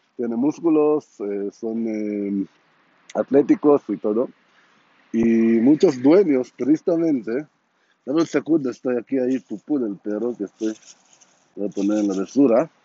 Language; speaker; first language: Spanish; non-native, learner; Hebrew